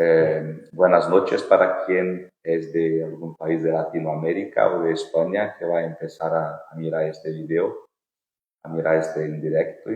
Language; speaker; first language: Spanish; non-native, fluent; Portuguese